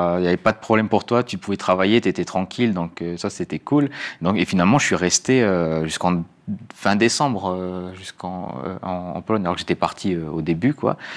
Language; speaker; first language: French; native; French